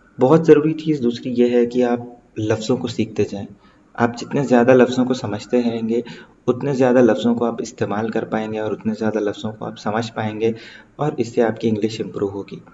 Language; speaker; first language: Urdu; native; Urdu